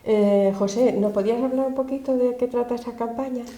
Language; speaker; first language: Spanish; native; Spanish